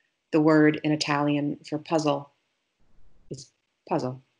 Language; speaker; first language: English; native; English